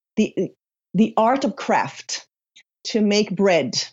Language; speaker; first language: English; non-native, fluent; Hebrew